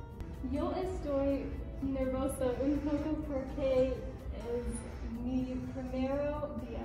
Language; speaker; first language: Spanish; non-native, learner; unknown